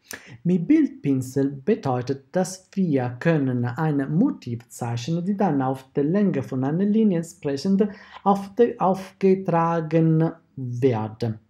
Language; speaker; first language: German; non-native, fluent; Italian